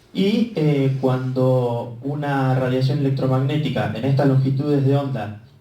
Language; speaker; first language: Spanish; native; Spanish